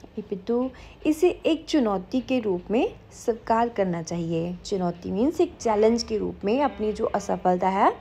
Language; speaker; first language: Hindi; non-native, local second language; Punjabi